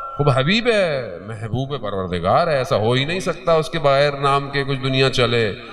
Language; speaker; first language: Urdu; early bilingual, heritage; Urdu